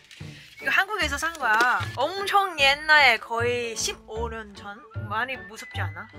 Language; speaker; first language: Korean; non-native, fluent; Cantonese